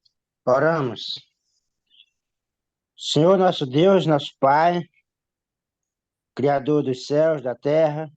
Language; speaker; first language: Portuguese; native; Portuguese